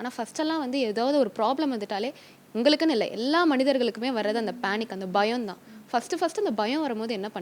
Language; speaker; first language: Tamil; native; Tamil